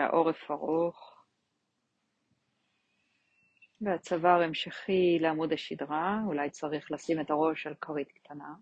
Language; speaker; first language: Hebrew; native; Hebrew